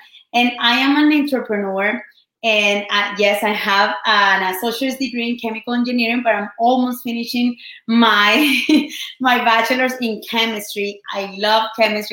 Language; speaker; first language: English; non-native, fluent; Spanish